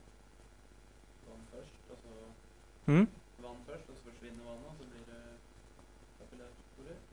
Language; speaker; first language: Norwegian; native; Norwegian